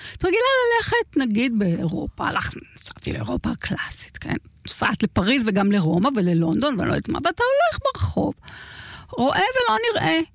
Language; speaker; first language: Hebrew; native; Hebrew